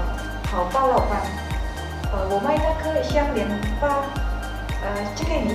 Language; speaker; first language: Chinese; non-native, learner; Indonesian